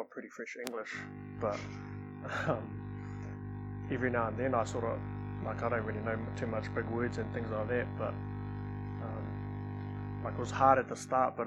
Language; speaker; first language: English; non-native, local second language; Māori